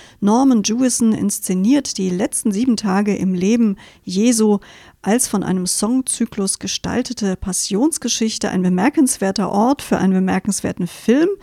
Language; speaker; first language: German; native; German